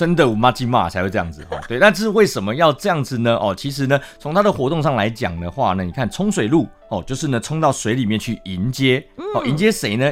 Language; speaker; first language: Chinese; native; Chinese